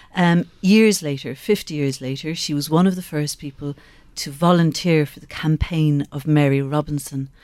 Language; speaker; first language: English; native; English